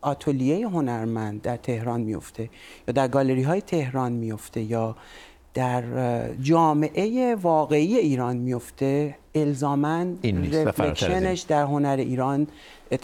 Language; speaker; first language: Persian; native; Persian